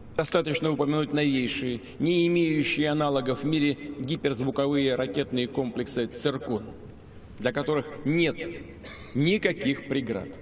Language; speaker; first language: Russian; native; Russian